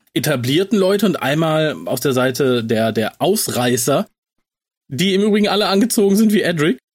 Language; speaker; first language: German; native; German